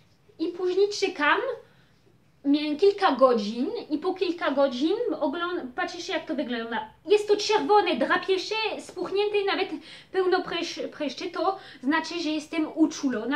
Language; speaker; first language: Polish; early bilingual, heritage; Polish